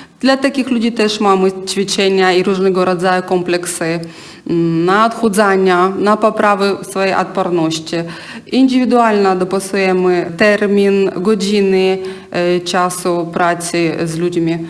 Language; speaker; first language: Polish; non-native, learner; Ukrainian